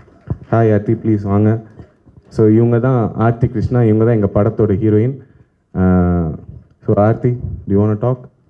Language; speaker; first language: Tamil; native; Tamil